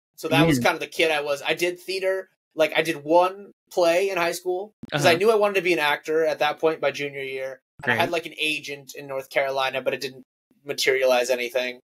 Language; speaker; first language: English; native; English